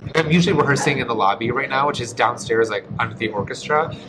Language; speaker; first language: English; early bilingual, other home language; Polish